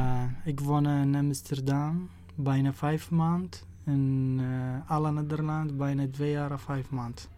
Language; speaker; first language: Dutch; non-native, learner; Arabic